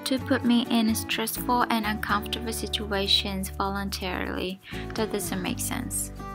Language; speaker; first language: English; non-native, fluent; Japanese